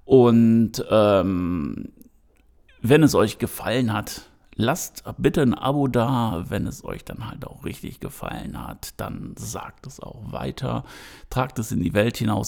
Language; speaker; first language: German; native; German